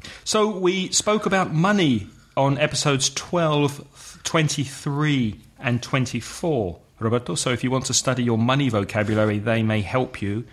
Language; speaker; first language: English; native; English